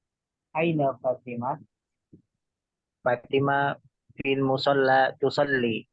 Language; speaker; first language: Arabic; non-native, learner; Indonesian